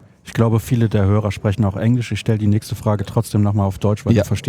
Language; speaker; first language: German; native; German